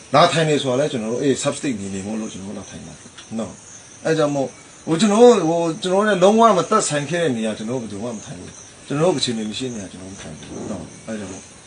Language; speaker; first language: Burmese; non-native, local second language; Kachin